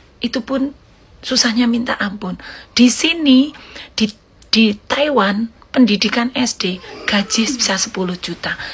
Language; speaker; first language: Indonesian; native; Indonesian